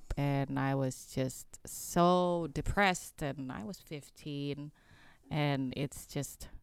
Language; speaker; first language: English; non-native, fluent; Indonesian